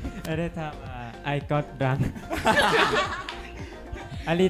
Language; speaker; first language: English; non-native, learner; Thai